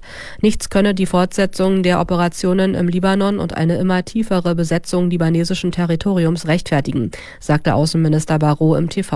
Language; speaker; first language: German; native; German